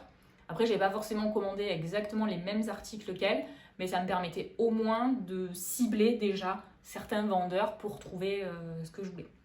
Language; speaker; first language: French; native; French